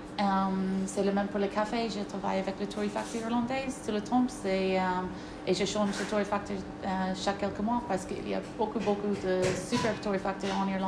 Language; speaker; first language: French; non-native, learner; English